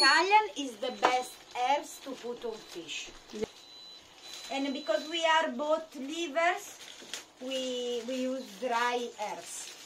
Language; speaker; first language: English; non-native, learner; Italian